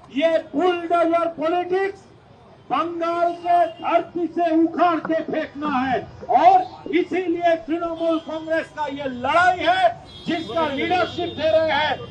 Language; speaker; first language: Hindi; non-native, local second language; Bangla